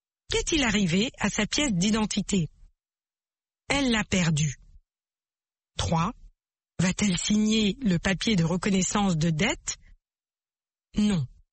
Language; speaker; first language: French; native; French